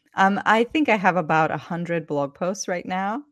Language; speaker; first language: English; non-native, fluent; Ukrainian